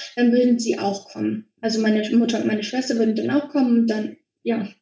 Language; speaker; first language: German; native; German